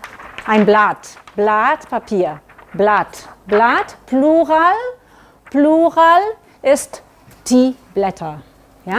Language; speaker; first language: German; non-native, learner; Catalan